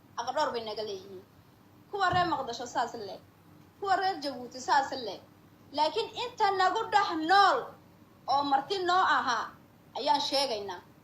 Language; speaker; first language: Somali; non-native, local second language; Oromo